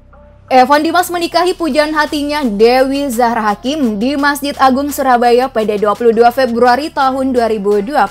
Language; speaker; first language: Indonesian; native; Indonesian